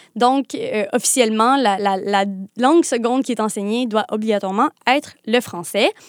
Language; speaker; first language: French; native; French